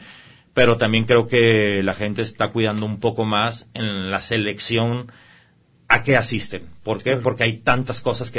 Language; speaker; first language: Spanish; native; Spanish